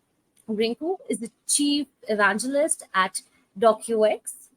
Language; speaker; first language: English; non-native, local second language; Hindi